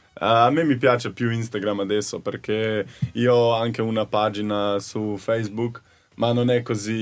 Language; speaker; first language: Italian; non-native, learner; Slovenian